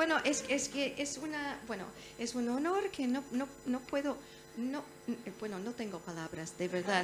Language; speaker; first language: Spanish; non-native, fluent; English